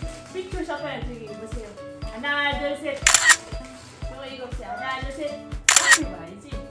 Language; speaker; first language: Korean; non-native, learner; Filipino